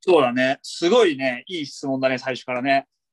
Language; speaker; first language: Japanese; native; Japanese